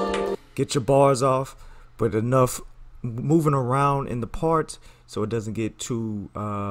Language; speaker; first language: English; native; English